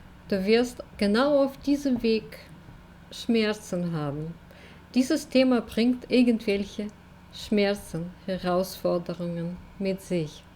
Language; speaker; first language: German; non-native, fluent; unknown